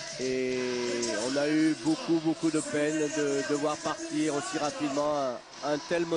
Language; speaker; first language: French; native; French